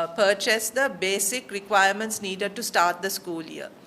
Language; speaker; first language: English; non-native, local second language; Sinhala